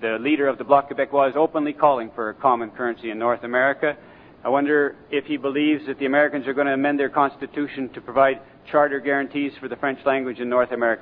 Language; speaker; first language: English; native; English